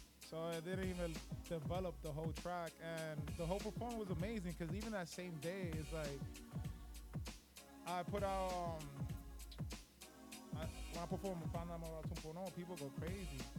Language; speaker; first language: English; early bilingual, other home language; Spanish